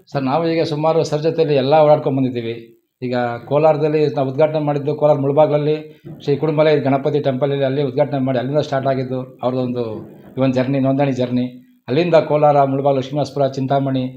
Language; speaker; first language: Kannada; native; Kannada